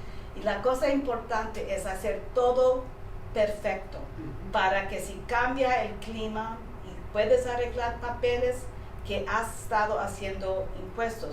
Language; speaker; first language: Spanish; early bilingual, heritage; Spanish